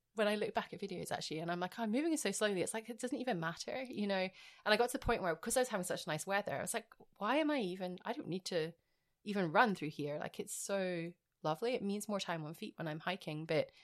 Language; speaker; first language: English; native; English